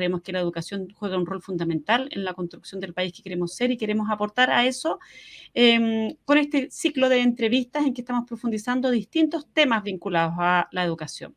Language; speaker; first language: Spanish; native; Spanish